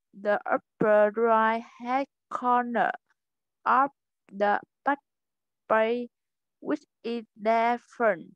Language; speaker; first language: English; non-native, learner; Vietnamese